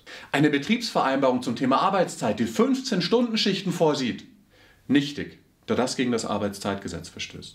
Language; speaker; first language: German; native; German